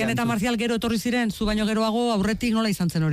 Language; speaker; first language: Basque; native; Basque